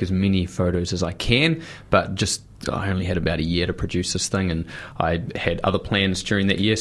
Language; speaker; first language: English; native; English